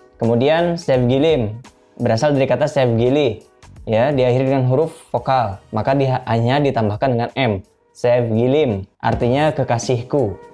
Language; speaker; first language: Indonesian; native; Indonesian